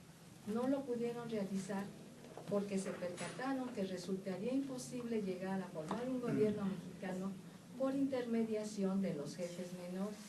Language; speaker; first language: Spanish; native; Spanish